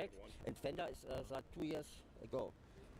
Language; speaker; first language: English; non-native, learner; German